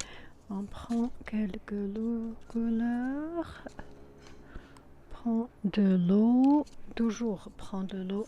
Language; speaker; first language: French; non-native, fluent; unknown